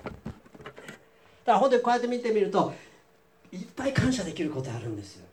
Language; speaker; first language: Japanese; native; Japanese